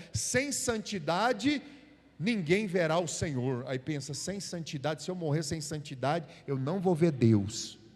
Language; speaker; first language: Portuguese; native; Portuguese